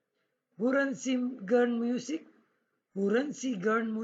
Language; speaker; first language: German; non-native, fluent; Indonesian